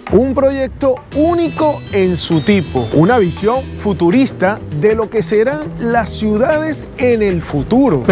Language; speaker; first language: Spanish; native; Spanish